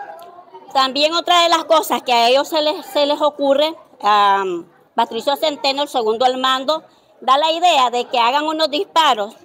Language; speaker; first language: Spanish; native; Spanish